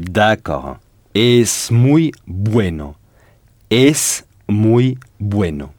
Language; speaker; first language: Spanish; non-native, fluent; French